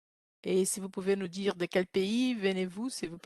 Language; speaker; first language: French; non-native, learner; Portuguese